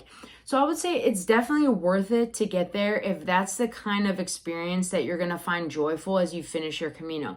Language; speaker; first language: English; native; English